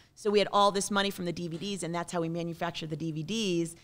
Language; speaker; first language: English; native; English